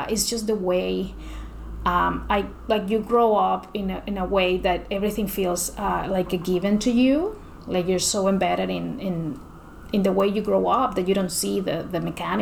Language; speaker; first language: English; non-native, fluent; Spanish